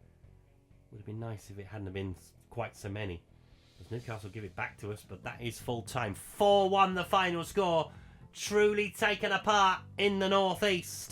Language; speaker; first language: English; native; English